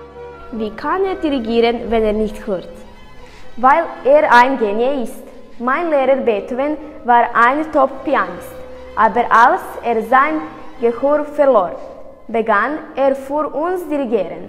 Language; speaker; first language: German; non-native, learner; Serbian